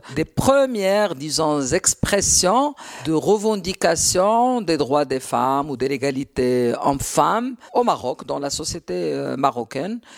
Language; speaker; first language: French; non-native, local second language; Arabic